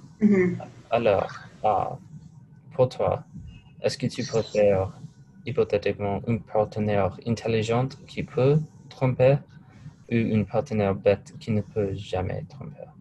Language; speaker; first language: French; non-native, learner; English